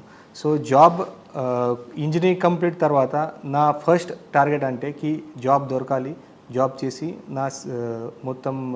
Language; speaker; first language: Telugu; non-native, learner; Marathi